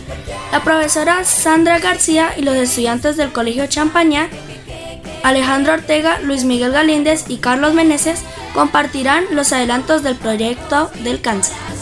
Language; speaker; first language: Spanish; native; Spanish